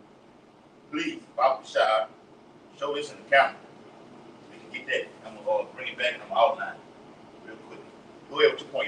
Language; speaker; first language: English; native; English